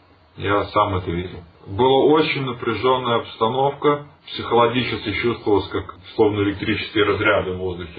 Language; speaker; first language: Russian; native; Russian